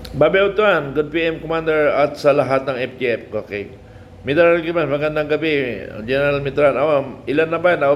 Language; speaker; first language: Filipino; native; Filipino